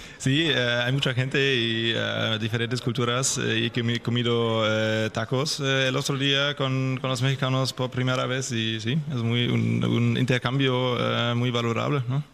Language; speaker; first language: Spanish; non-native, learner; German